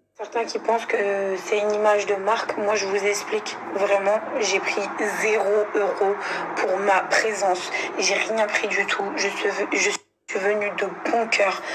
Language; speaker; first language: French; native; French